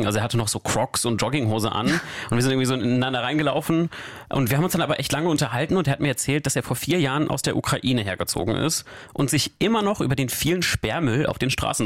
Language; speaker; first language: German; native; German